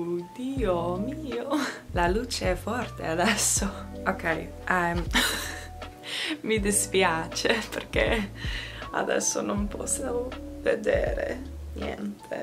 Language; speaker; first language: Italian; non-native, learner; English